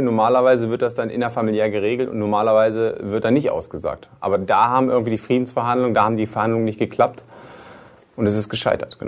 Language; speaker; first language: German; native; German